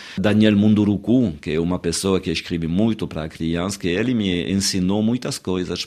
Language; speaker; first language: Portuguese; non-native, fluent; French